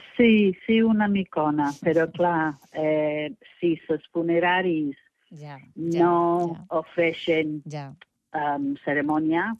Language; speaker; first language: Catalan; non-native, fluent; English